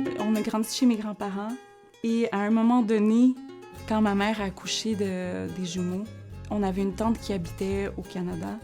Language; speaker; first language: French; non-native, fluent; Spanish